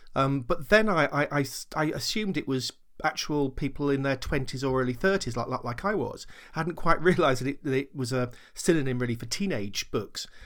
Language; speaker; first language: English; native; English